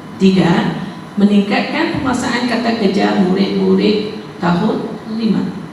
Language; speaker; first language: Malay; non-native, local second language; Chinese